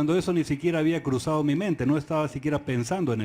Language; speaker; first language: Spanish; native; Spanish